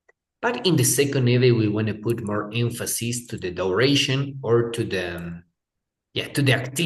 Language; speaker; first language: English; non-native, fluent; Spanish